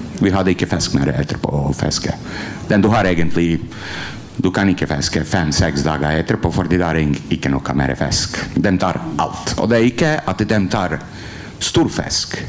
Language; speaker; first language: Norwegian; non-native, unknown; Croatian